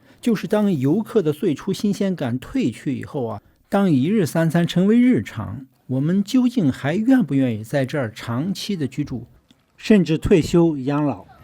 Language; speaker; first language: Chinese; native; Chinese